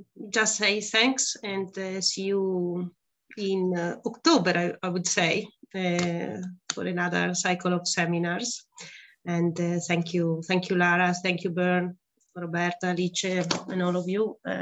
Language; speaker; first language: English; non-native, fluent; Italian